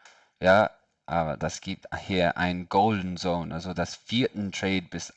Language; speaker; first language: German; non-native, learner; English